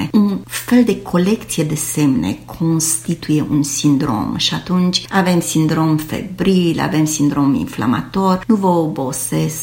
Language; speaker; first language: Romanian; native; Romanian